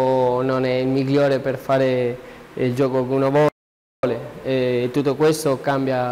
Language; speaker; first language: Italian; non-native, learner; Spanish